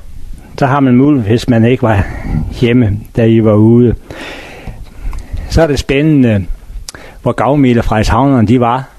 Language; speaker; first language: Danish; native; Danish